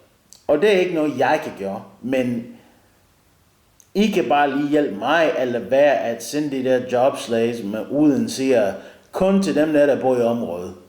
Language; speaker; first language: Danish; non-native, learner; English